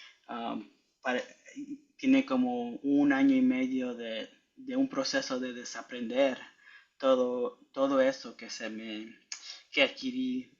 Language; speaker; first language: Spanish; early bilingual, heritage; Spanish